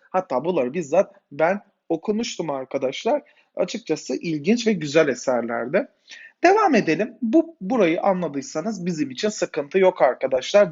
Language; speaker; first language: Turkish; native; Turkish